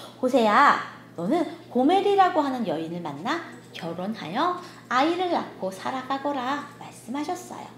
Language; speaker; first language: Korean; native; Korean